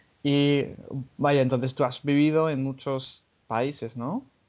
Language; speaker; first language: Spanish; non-native, fluent; English